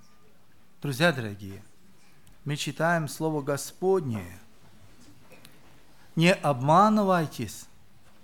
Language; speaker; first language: Russian; non-native, local second language; Romany